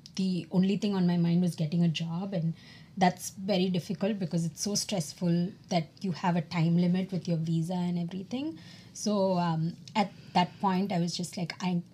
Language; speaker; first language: English; non-native, local second language; Tamil